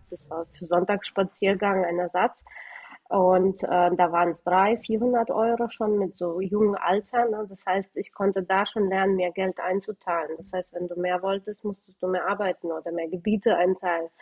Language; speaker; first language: German; early bilingual, other home language; Russian